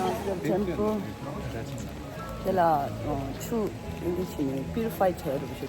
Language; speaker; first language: English; non-native, learner; Tibetan